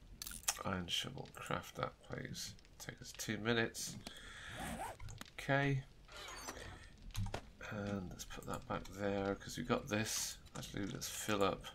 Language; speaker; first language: English; native; English